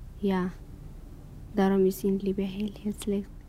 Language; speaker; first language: Dutch; non-native, learner; Tigrinya